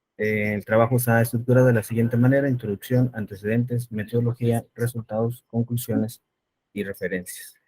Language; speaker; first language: Spanish; native; Spanish